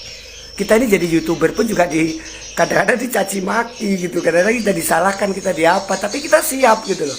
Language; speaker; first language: Indonesian; native; Indonesian